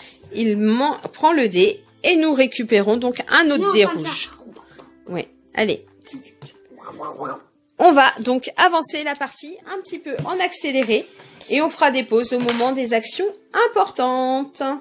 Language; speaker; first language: French; native; French